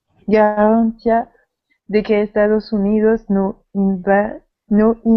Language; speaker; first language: Spanish; non-native, learner; French